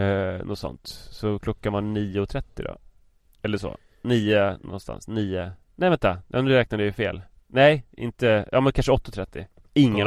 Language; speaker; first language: Swedish; native; Swedish